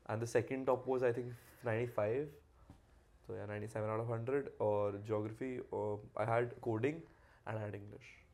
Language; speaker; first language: English; non-native, local second language; Hindi